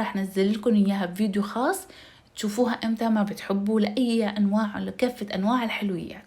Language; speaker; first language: Arabic; native; Arabic